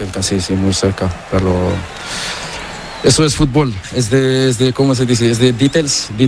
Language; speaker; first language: Spanish; non-native, learner; Portuguese